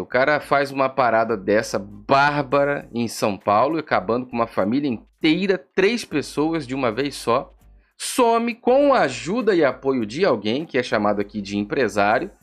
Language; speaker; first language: Portuguese; native; Portuguese